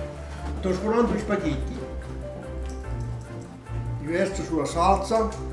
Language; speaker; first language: Italian; native; Italian